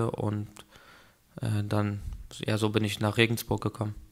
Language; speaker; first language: German; early bilingual, other home language; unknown